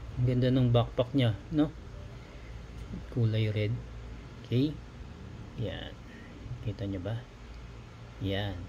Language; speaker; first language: Filipino; native; Filipino